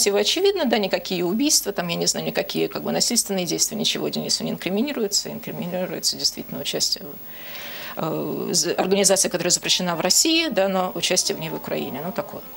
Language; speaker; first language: Russian; native; Russian